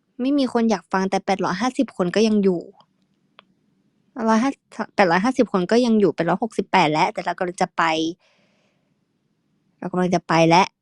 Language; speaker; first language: Thai; native; Thai